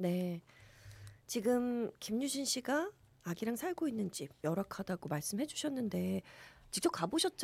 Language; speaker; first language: Korean; native; Korean